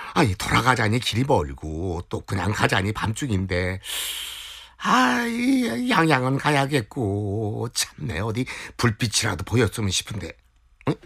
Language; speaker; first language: Korean; native; Korean